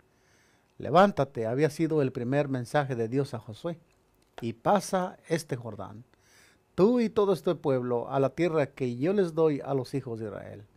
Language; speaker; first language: Spanish; native; Spanish